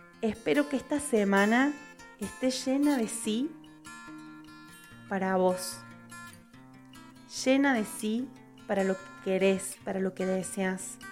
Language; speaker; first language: Spanish; native; Spanish